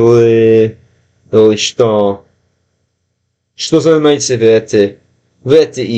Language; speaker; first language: Russian; non-native, learner; English